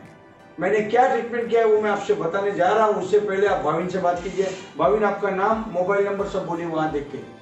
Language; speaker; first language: Hindi; non-native, local second language; Gujarati